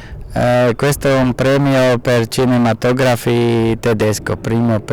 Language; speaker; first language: Italian; non-native, fluent; German